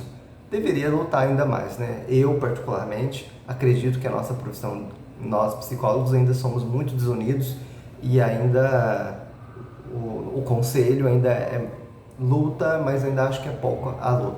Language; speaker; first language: Portuguese; native; Portuguese